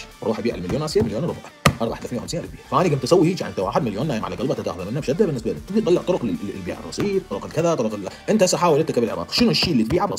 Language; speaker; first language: Arabic; native; Arabic